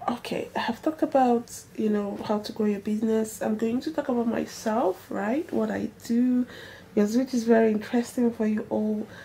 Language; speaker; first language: English; non-native, local second language; Igbo